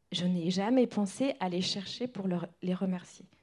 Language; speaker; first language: French; non-native, local second language; Kinyarwanda